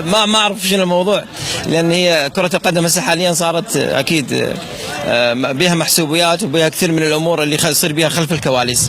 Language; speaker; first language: Arabic; native; Arabic